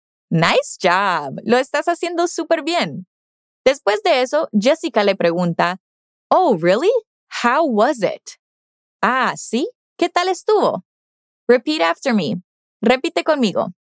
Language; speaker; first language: Spanish; non-native, fluent; English